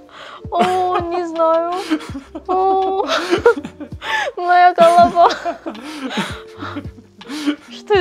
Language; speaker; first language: Russian; non-native, learner; Korean